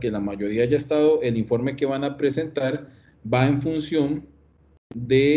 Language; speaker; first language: Spanish; native; Spanish